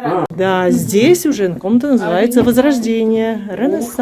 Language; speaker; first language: Russian; native; Russian